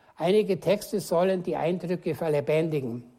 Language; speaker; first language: German; native; German